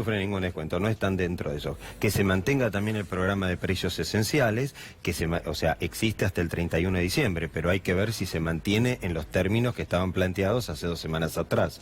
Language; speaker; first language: Spanish; native; Spanish